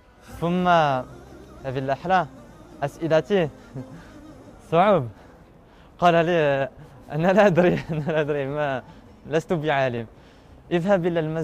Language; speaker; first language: Arabic; non-native, learner; French